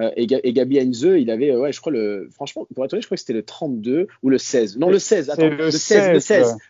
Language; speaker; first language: French; native; French